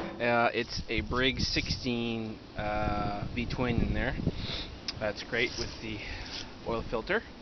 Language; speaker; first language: English; native; English